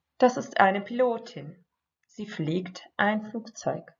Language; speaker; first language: German; non-native, fluent; Croatian